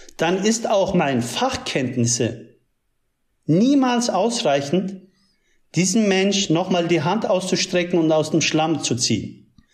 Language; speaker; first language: German; early bilingual, other home language; Turkish